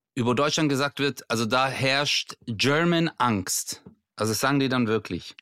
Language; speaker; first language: German; native; German